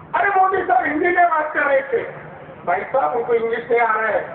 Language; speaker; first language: Hindi; non-native, local second language; Marathi